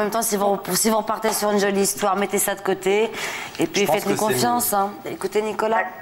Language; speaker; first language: French; native; French